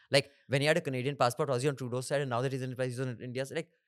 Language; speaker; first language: English; non-native, local second language; Hindi